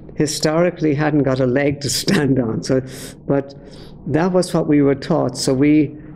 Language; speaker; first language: English; native; English